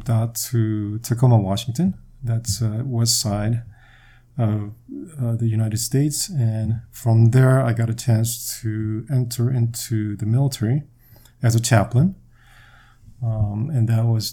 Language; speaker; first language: English; non-native, fluent; Korean